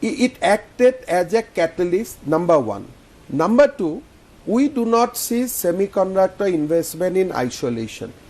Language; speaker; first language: English; non-native, local second language; Assamese